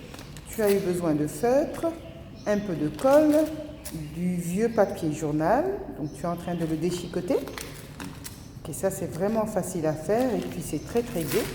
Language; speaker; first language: French; native; French